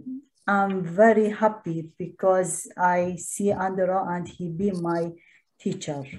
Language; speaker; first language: English; non-native, learner; Arabic